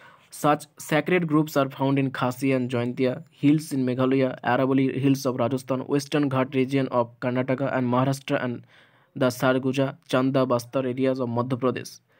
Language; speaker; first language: English; non-native, local second language; Bangla